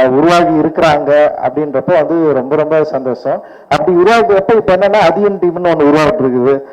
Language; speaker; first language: Tamil; native; Tamil